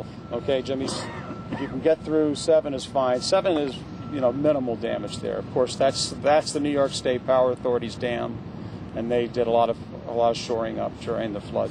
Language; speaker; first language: English; native; English